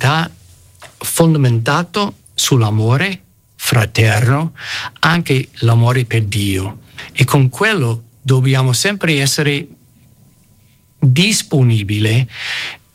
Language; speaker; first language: Italian; non-native, fluent; English